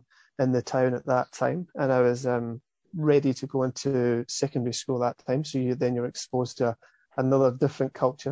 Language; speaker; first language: English; native; English